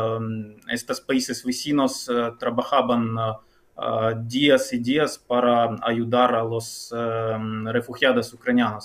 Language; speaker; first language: Spanish; non-native, fluent; Ukrainian